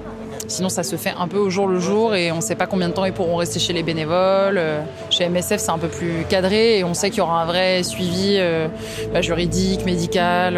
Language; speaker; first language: French; native; French